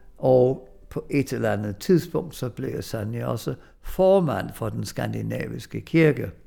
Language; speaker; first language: Danish; early bilingual, other home language; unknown